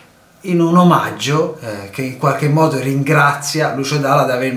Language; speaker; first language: Italian; native; Italian